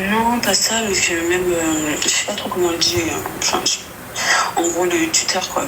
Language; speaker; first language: French; native; French